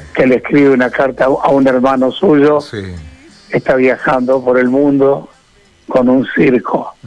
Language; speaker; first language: Spanish; native; Spanish